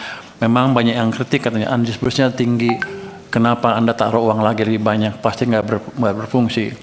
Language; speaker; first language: Indonesian; native; Indonesian